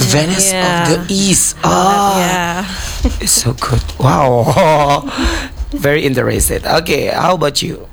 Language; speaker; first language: English; non-native, learner; Indonesian